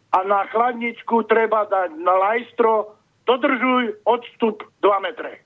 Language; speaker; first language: Slovak; native; Slovak